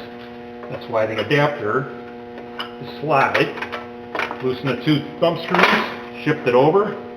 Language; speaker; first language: English; native; English